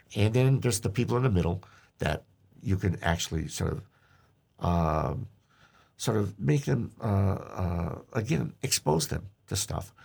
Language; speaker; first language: English; native; English